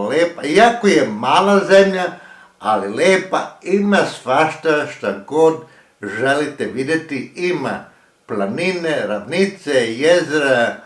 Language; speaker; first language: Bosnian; early bilingual, heritage; Croatian